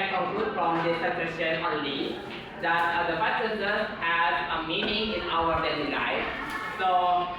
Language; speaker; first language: English; non-native, learner; Indonesian